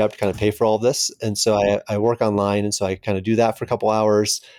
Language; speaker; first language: English; native; English